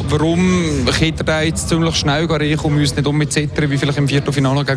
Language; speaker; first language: German; native; German